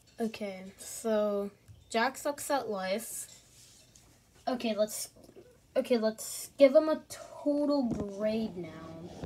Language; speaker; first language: English; native; English